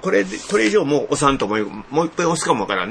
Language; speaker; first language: Japanese; native; Japanese